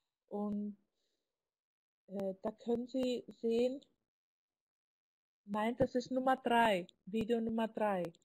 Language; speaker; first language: German; non-native, fluent; Greek